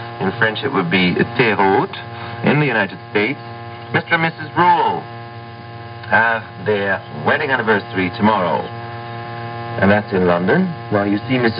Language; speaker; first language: English; non-native, fluent; Dutch